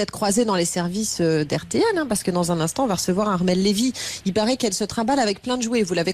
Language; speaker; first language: French; native; French